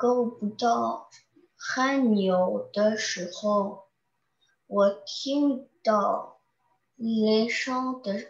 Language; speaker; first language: Chinese; early bilingual, heritage; Chinese